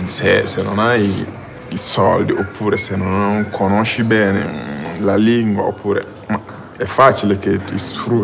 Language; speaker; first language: Italian; non-native, fluent; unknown